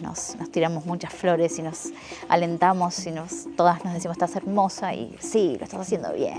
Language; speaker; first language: Spanish; native; Spanish